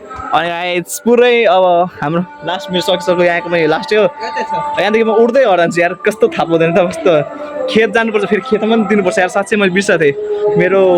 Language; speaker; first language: Nepali; non-native, local second language; Rana Tharu